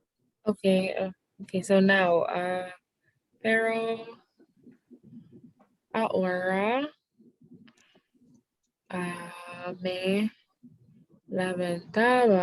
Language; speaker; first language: Spanish; non-native, learner; English